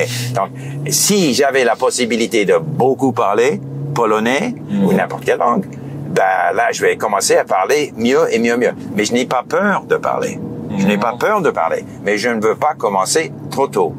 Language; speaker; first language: French; non-native, fluent; English